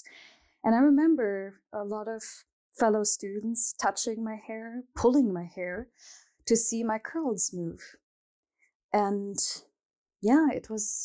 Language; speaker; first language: English; non-native, fluent; German